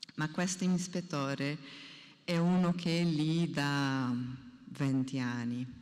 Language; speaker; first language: Italian; non-native, fluent; Portuguese